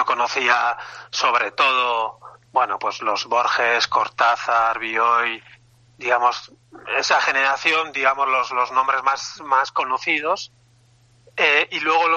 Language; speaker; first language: Spanish; non-native, local second language; Basque